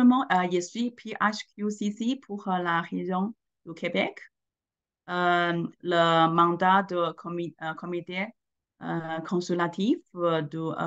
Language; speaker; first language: French; non-native, learner; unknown